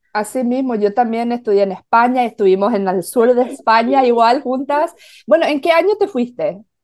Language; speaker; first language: Spanish; early bilingual, heritage; Spanish